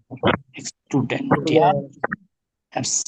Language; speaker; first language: German; non-native, learner; Bangla